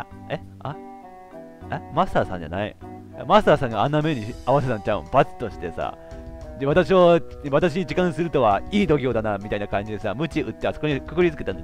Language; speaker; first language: Japanese; native; Japanese